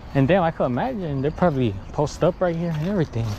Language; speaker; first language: English; native; English